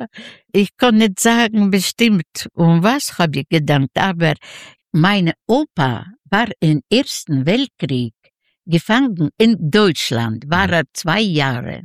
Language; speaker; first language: German; non-native, learner; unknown